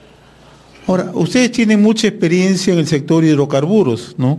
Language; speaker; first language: Spanish; native; Spanish